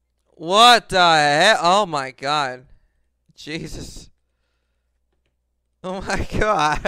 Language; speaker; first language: English; native; English